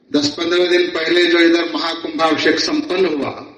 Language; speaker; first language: Hindi; non-native, local second language; Kannada